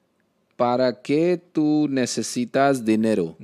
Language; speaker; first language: Spanish; non-native, learner; Hindi